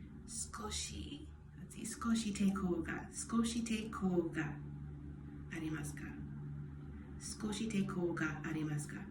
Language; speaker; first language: Japanese; non-native, learner; English